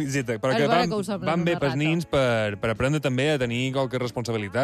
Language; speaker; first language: Catalan; native; Catalan